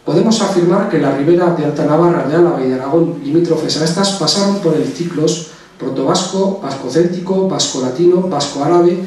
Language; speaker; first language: Spanish; non-native, local second language; Basque